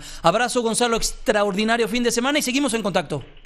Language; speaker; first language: Spanish; native; Spanish